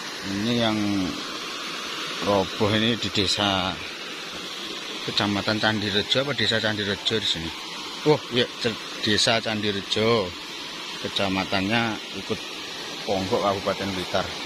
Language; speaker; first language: Indonesian; non-native, local second language; Javanese